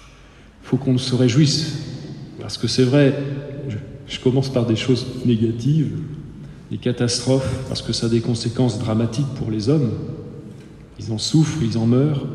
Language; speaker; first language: French; native; French